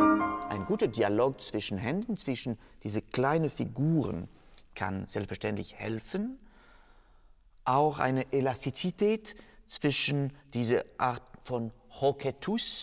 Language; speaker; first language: German; non-native, fluent; French